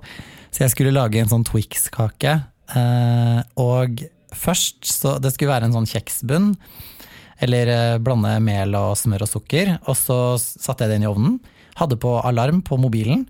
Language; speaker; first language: Norwegian; native; Norwegian